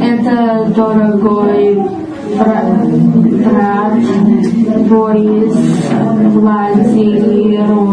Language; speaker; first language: Russian; non-native, learner; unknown